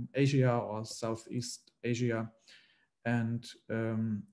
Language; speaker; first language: English; non-native, fluent; German